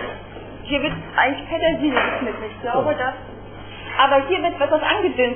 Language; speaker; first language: German; native; German